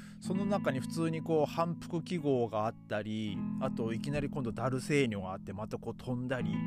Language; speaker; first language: Japanese; native; Japanese